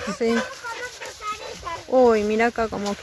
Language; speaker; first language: Spanish; native; Spanish